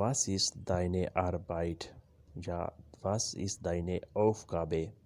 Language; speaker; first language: German; non-native, learner; Urdu